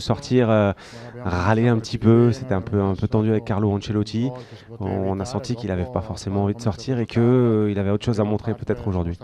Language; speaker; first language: French; native; French